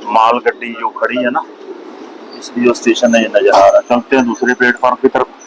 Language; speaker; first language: Hindi; non-native, local second language; Punjabi